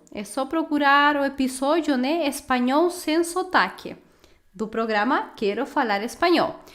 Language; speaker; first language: Portuguese; non-native, fluent; Spanish